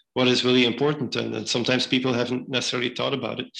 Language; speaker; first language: English; non-native, fluent; Dutch